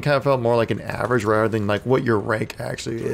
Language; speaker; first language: English; native; English